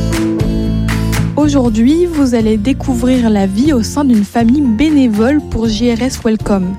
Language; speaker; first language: French; native; French